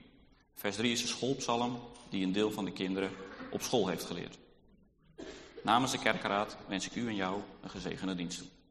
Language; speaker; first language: Dutch; native; Dutch